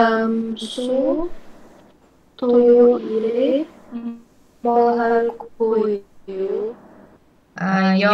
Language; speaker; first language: Korean; non-native, learner; Indonesian